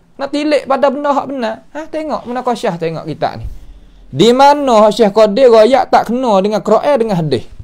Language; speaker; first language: Malay; native; Malay